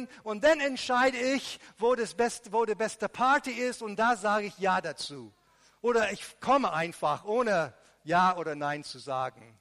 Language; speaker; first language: German; non-native, fluent; Arabic